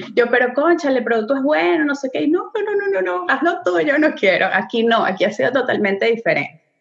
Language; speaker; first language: Spanish; native; Spanish